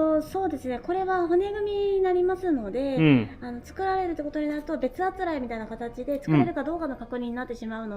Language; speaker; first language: Japanese; native; Japanese